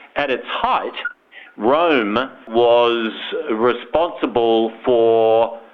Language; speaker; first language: English; native; English